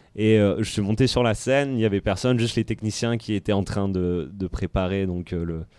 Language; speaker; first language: French; native; French